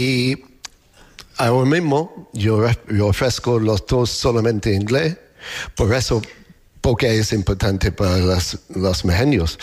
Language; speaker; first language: Spanish; non-native, fluent; English